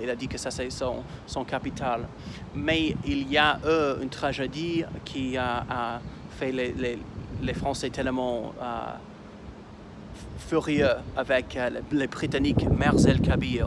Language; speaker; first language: French; non-native, fluent; English